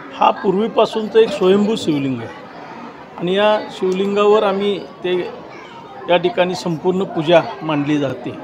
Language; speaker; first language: Marathi; native; Marathi